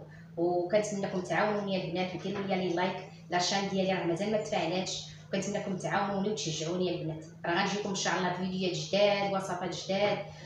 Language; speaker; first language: Arabic; native; Arabic